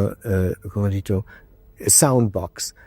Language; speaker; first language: Spanish; non-native, learner; English